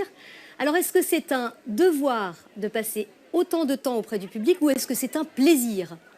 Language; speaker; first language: French; native; French